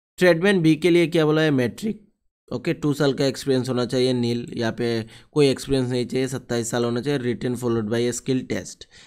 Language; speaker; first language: Hindi; non-native, local second language; Bangla